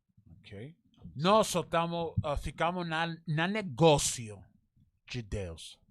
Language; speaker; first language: Portuguese; non-native, learner; English